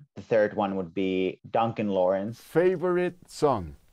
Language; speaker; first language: English; non-native, fluent; Finnish